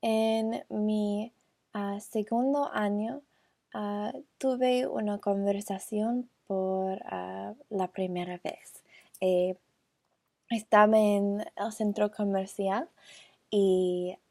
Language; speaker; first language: Spanish; non-native, learner; English